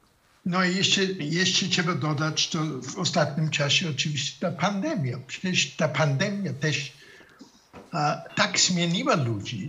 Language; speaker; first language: Polish; non-native, fluent; German